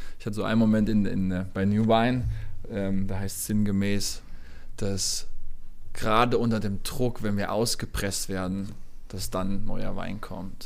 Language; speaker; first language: German; native; German